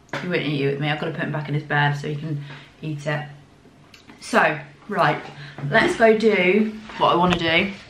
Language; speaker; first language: English; native; English